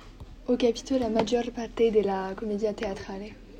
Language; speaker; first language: Italian; non-native, learner; French